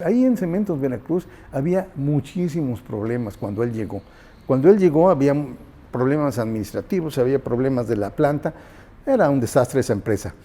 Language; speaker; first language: Spanish; native; Spanish